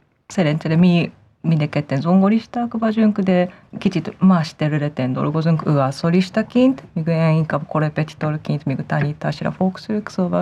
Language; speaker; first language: Hungarian; non-native, fluent; Japanese